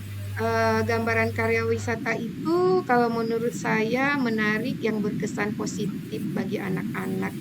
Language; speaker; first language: Indonesian; native; Indonesian